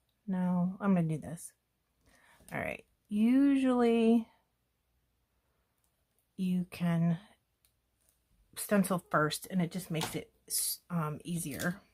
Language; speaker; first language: English; native; English